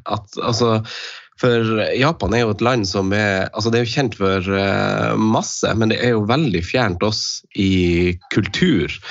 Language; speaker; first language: Norwegian; native; Norwegian